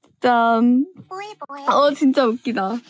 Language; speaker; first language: Korean; early bilingual, heritage; English